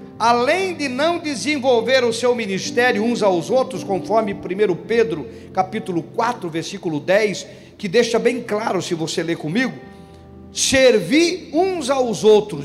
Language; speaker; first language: Portuguese; native; Portuguese